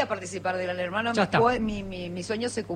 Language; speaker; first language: Spanish; native; Spanish